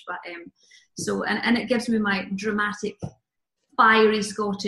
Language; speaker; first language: English; native; English